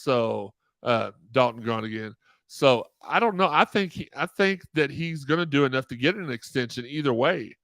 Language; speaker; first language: English; native; English